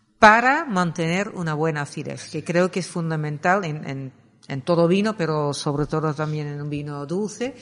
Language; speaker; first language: Spanish; non-native, fluent; Dutch